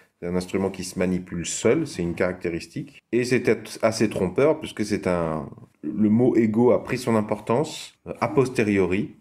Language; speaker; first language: French; native; French